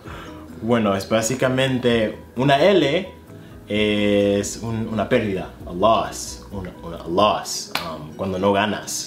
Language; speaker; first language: Spanish; non-native, fluent; English